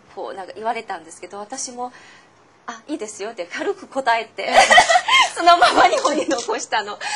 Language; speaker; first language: Japanese; non-native, fluent; Chinese